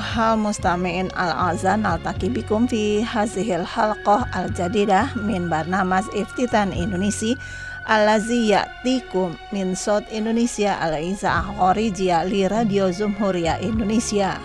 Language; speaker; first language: Arabic; non-native, fluent; Indonesian